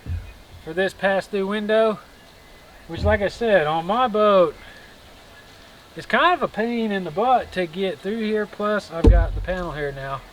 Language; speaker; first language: English; native; English